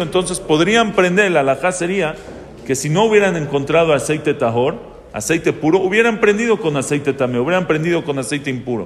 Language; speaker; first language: Spanish; native; Spanish